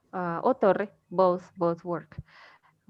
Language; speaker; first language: English; non-native, fluent; Spanish